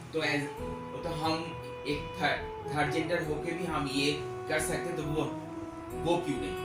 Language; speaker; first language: Hindi; non-native, local second language; Bangla